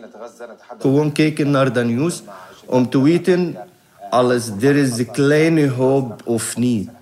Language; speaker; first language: Dutch; non-native, learner; Arabic